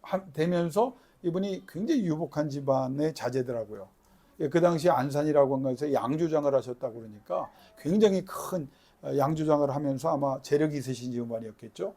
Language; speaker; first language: Korean; native; Korean